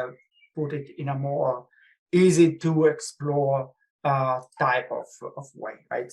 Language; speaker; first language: English; non-native, fluent; Italian